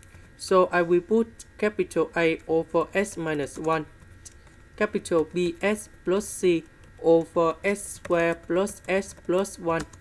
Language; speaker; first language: English; non-native, fluent; Vietnamese